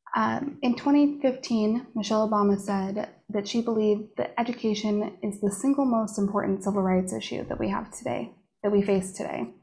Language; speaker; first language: English; native; English